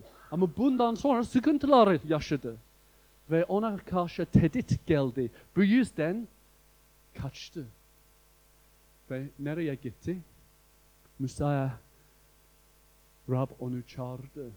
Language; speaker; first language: Turkish; non-native, fluent; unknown